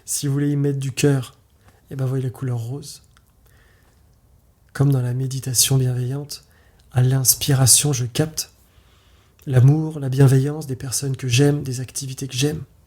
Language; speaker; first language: French; native; French